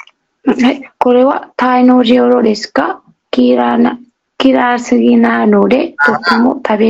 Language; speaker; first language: Japanese; non-native, learner; Vietnamese